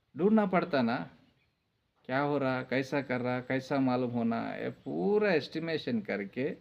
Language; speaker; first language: Hindi; non-native, local second language; Telugu